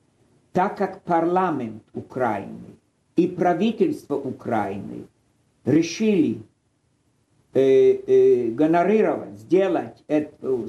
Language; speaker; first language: Russian; non-native, fluent; Polish